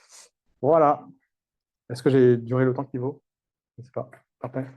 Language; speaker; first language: French; native; French